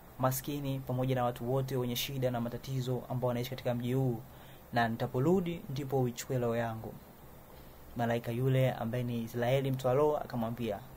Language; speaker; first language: Swahili; native; Swahili